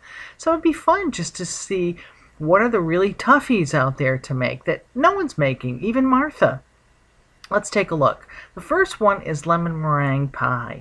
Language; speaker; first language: English; native; English